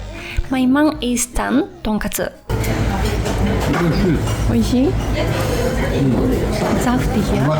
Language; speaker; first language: German; non-native, fluent; Japanese